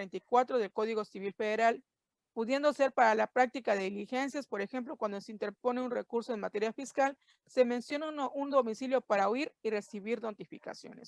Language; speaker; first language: Spanish; native; Spanish